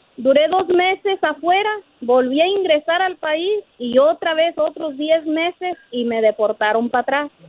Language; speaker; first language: Spanish; native; Spanish